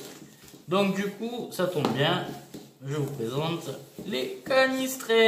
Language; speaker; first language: French; native; French